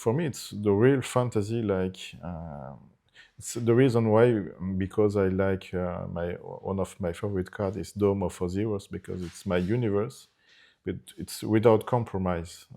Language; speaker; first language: English; non-native, fluent; Italian